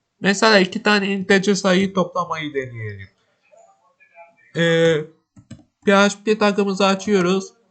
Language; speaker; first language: Turkish; native; Turkish